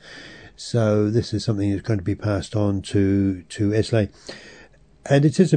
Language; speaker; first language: English; native; English